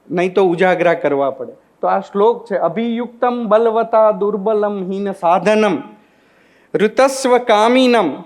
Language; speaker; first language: Hindi; non-native, local second language; Gujarati